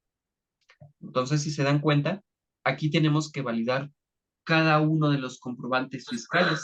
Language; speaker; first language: Spanish; native; Spanish